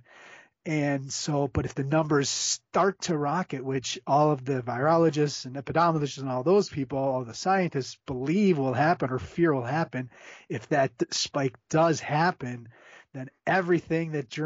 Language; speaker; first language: English; native; English